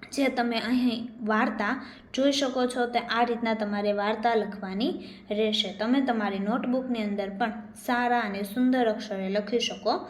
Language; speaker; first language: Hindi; non-native, local second language; Gujarati